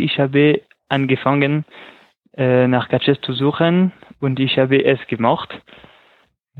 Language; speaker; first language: German; non-native, local second language; French